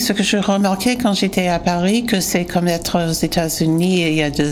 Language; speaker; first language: French; non-native, fluent; English